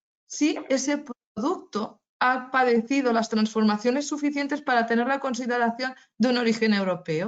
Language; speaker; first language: Spanish; native; Spanish